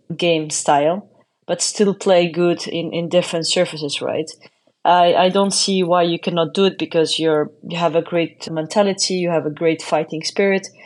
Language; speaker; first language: English; non-native, fluent; Arabic